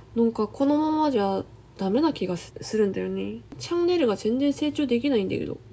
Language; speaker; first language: Japanese; non-native, fluent; Korean